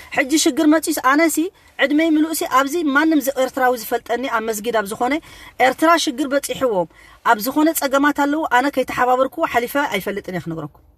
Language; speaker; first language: Tigrinya; native; Tigrinya